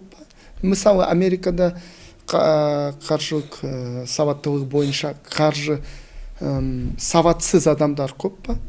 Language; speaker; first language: Kazakh; non-native, local second language; Russian